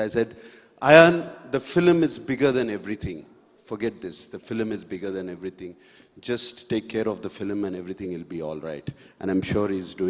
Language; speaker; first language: English; non-native, local second language; Telugu